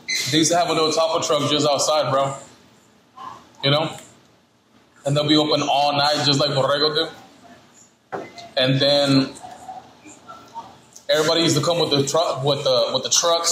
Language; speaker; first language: English; early bilingual, other home language; Spanish